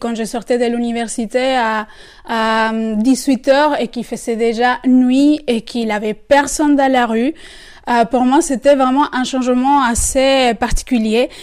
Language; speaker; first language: French; non-native, fluent; Spanish